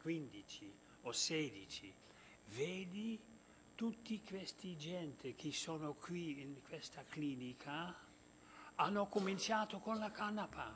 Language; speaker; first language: Italian; non-native, fluent; Dutch